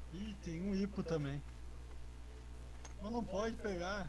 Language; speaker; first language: Portuguese; native; Portuguese